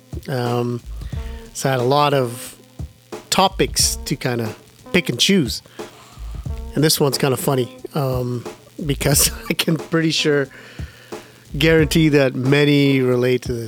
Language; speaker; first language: English; early bilingual, other home language; Punjabi